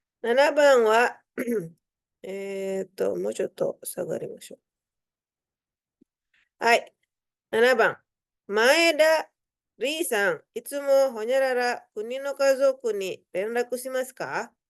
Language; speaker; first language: Japanese; non-native, fluent; Indonesian